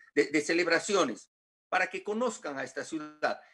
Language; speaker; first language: Spanish; native; Spanish